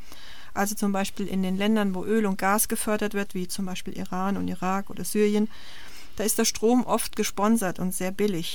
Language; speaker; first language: German; native; German